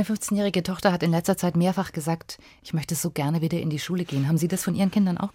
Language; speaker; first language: German; native; German